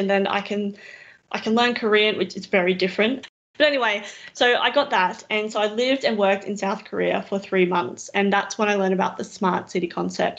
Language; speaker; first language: English; native; English